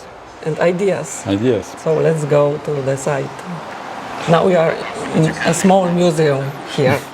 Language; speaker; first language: English; non-native, fluent; Polish